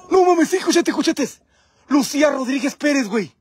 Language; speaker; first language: Spanish; native; Spanish